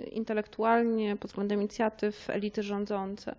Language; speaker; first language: Polish; native; Polish